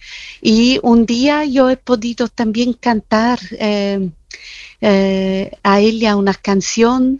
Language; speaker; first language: Spanish; non-native, fluent; German